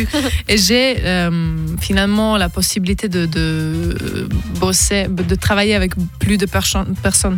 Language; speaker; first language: French; non-native, local second language; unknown